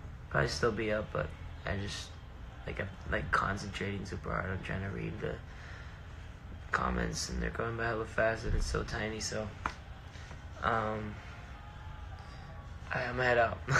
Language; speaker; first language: English; early bilingual, other home language; Spanish